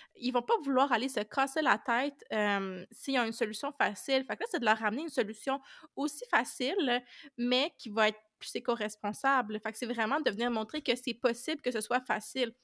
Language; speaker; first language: French; native; French